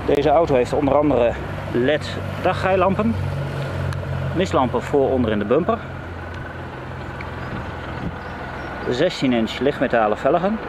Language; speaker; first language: Dutch; native; Dutch